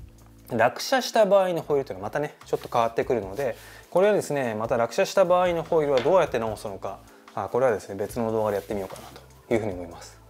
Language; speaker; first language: Japanese; native; Japanese